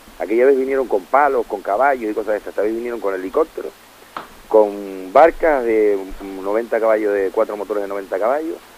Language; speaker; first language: Spanish; native; Spanish